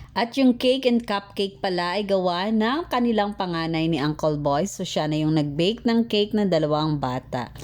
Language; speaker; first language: Filipino; native; Filipino